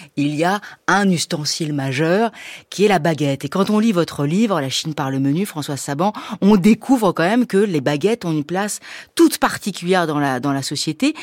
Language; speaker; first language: French; native; French